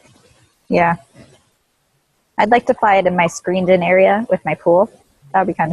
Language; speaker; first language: English; native; English